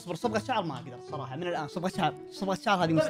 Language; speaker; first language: Arabic; native; Arabic